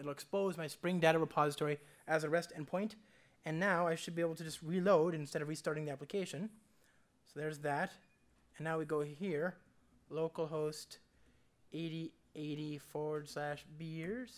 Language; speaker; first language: English; native; English